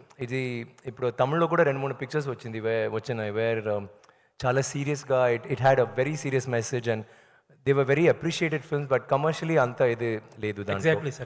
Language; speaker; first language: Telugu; non-native, learner; Tamil